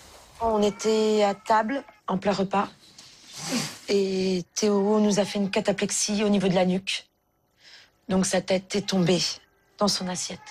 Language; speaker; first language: French; native; French